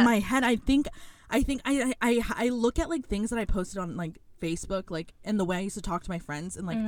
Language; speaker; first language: English; early bilingual, other home language; Spanish